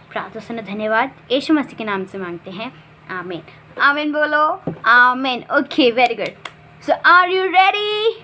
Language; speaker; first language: Hindi; native; Hindi